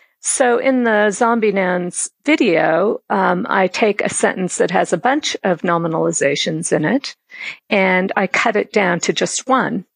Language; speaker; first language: English; native; English